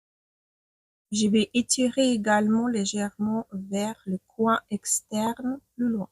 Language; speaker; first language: French; non-native, fluent; Ukrainian